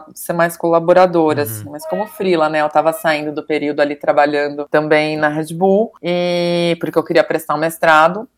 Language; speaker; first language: Portuguese; native; Portuguese